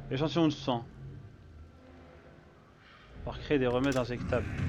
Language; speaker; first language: French; native; French